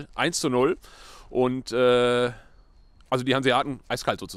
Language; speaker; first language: German; native; German